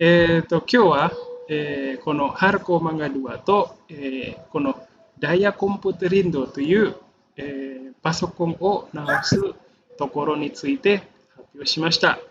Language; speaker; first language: Japanese; non-native, fluent; Indonesian